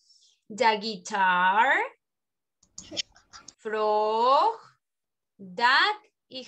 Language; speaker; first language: English; non-native, learner; Spanish